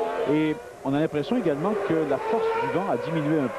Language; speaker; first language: French; native; French